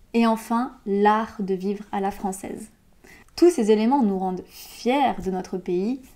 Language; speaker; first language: French; native; French